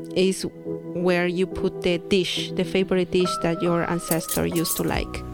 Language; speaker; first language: English; non-native, fluent; Spanish